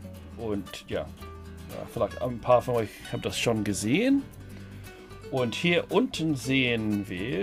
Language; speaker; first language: German; non-native, fluent; English